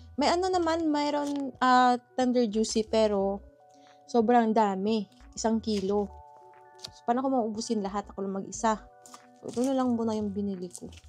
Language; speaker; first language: Filipino; native; Filipino